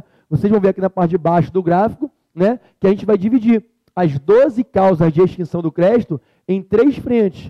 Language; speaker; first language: Portuguese; native; Portuguese